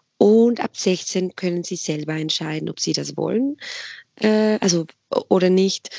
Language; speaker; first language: German; non-native, fluent; Spanish